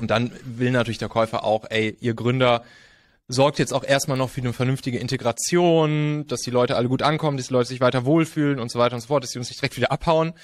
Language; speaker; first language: German; native; German